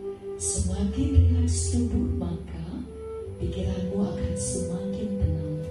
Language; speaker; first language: Indonesian; native; Indonesian